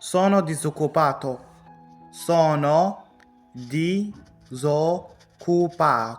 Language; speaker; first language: Italian; non-native, fluent; Arabic